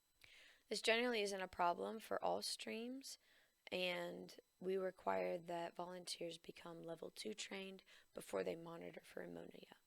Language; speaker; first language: English; native; English